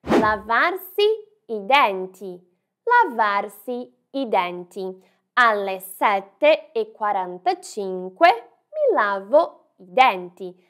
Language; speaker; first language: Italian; non-native, fluent; Portuguese